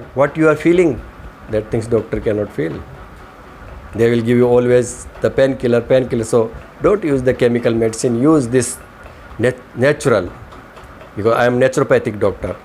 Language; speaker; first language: English; non-native, learner; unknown